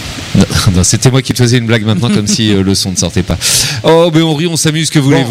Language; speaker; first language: French; native; French